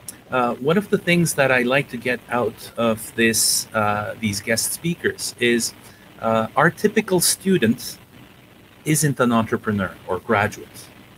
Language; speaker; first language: English; non-native, fluent; Turkish